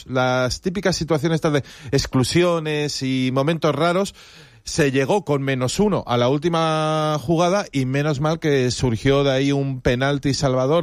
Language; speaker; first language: Spanish; native; Spanish